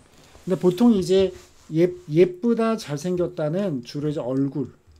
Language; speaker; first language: Korean; native; Korean